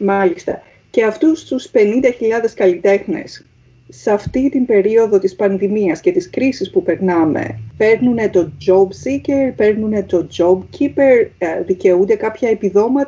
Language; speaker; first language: Greek; native; Greek